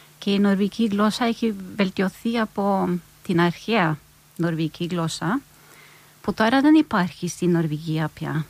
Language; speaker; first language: Greek; non-native, fluent; Norwegian